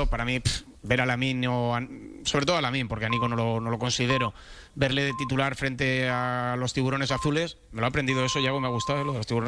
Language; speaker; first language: Spanish; native; Spanish